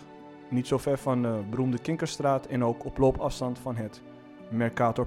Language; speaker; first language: Dutch; non-native, fluent; Portuguese